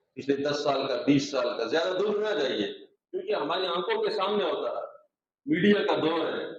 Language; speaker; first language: Urdu; native; Urdu